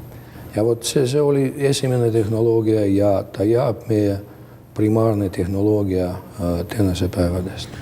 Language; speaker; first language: Estonian; non-native, local second language; Russian